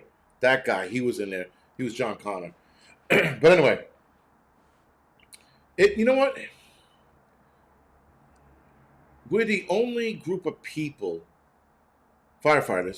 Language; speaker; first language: English; native; English